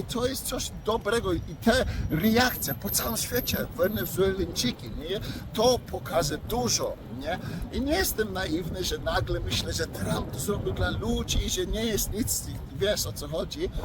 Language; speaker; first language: Polish; early bilingual, heritage; English